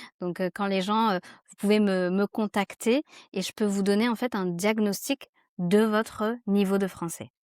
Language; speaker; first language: French; native; French